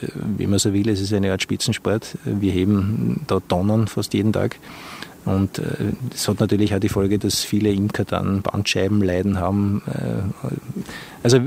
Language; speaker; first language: German; native; German